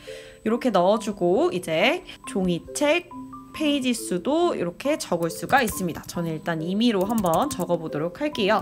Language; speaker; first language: Korean; native; Korean